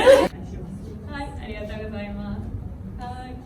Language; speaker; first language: Japanese; native; Japanese